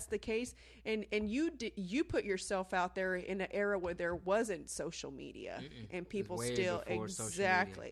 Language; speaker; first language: English; early bilingual, other home language; Spanish